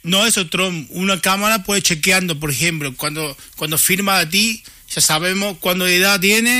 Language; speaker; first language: Spanish; non-native, learner; Chinese